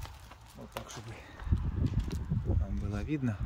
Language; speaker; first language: Russian; native; Russian